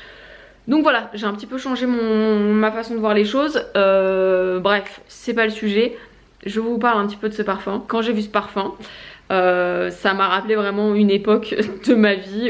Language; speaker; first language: French; native; French